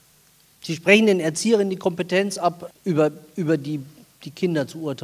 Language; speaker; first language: German; native; German